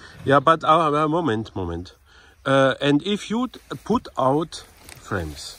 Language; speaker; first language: English; non-native, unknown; German